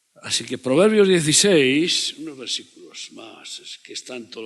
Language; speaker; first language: Spanish; native; Spanish